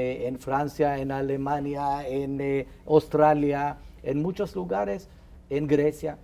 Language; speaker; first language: Spanish; non-native, fluent; Hebrew